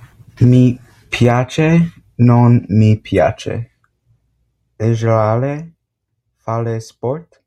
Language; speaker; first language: Italian; non-native, learner; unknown